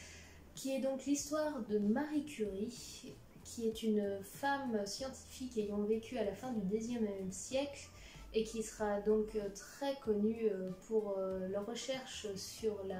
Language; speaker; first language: French; native; French